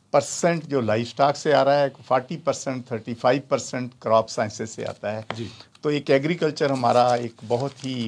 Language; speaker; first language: Urdu; non-native, local second language; Punjabi